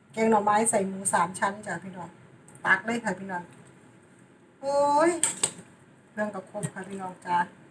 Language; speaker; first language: Thai; native; Thai